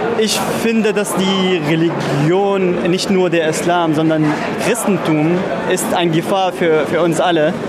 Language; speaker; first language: German; non-native, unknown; Arabic